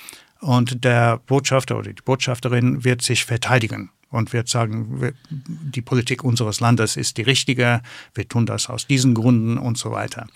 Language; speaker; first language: German; non-native, fluent; English